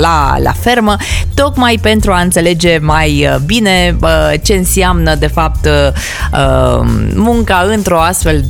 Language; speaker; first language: Romanian; native; Romanian